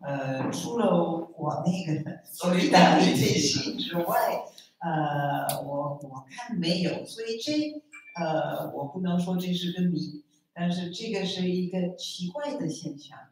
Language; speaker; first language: Chinese; non-native, fluent; French